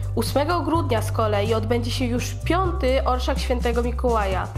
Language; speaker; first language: Polish; native; Polish